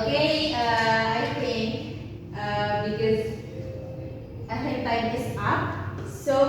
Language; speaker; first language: English; non-native, fluent; Indonesian